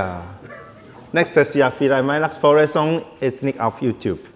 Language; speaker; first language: German; non-native, learner; Chinese